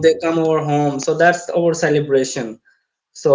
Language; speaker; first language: English; non-native, learner; Urdu